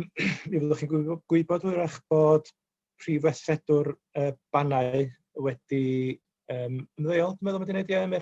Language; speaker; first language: Welsh; native; Welsh